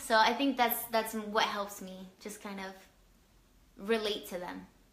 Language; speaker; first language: English; early bilingual, other home language; Spanish